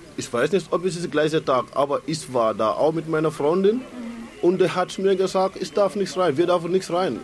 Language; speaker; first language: German; non-native, learner; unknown